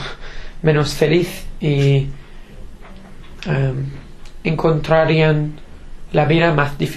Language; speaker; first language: Spanish; non-native, learner; English